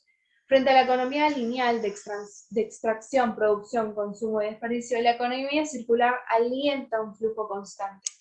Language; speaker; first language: Spanish; native; Spanish